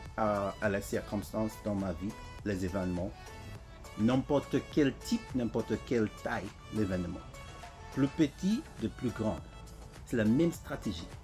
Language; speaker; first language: French; non-native, learner; English